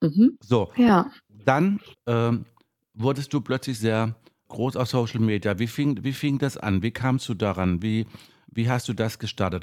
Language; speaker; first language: German; native; German